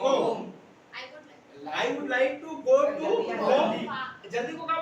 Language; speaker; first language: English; non-native, fluent; Chhattisgarhi